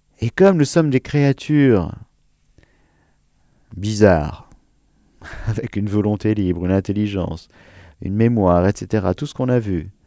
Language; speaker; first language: French; native; French